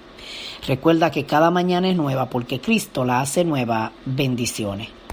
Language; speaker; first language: Spanish; native; Spanish